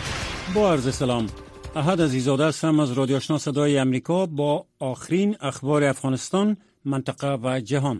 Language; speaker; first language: Persian; native; Persian